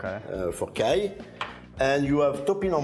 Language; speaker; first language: English; non-native, learner; French